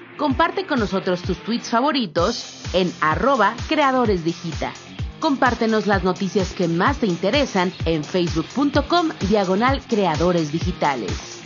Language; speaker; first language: Spanish; native; Spanish